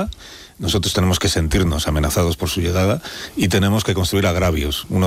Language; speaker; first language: Spanish; native; Spanish